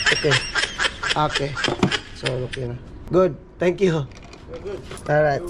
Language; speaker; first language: English; non-native, learner; Cebuano